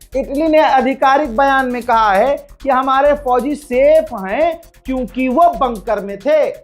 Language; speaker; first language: Hindi; native; Hindi